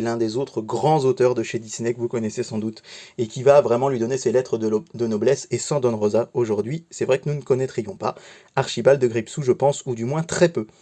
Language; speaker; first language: French; native; French